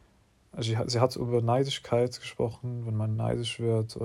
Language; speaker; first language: German; non-native, learner; English